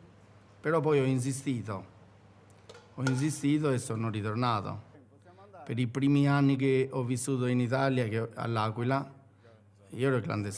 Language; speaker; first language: Italian; non-native, fluent; Albanian